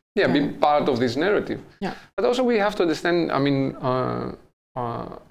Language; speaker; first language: English; non-native, fluent; Greek